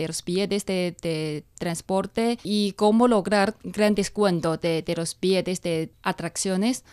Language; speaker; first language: Spanish; non-native, fluent; Chinese